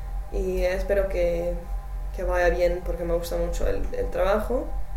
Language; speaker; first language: Spanish; non-native, fluent; English